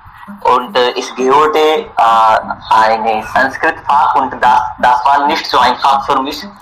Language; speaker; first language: German; non-native, learner; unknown